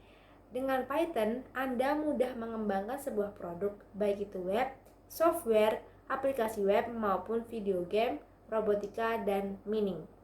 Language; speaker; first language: Indonesian; native; Indonesian